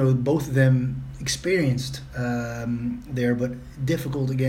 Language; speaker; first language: English; non-native, fluent; Dutch